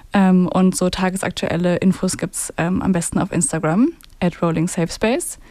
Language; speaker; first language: German; native; German